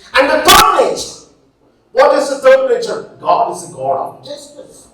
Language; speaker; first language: English; non-native, local second language; Malayalam